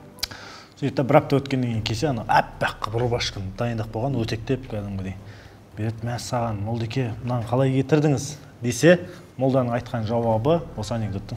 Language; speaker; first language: Kazakh; native; Kazakh